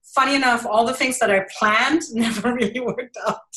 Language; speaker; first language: English; non-native, fluent; German